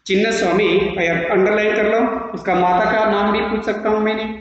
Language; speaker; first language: Hindi; non-native, local second language; Kannada